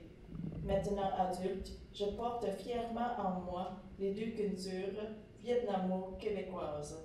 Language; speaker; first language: French; early bilingual, other home language; Vietnamese